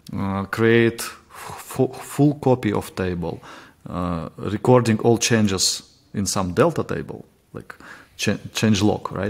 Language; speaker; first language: English; non-native, fluent; Russian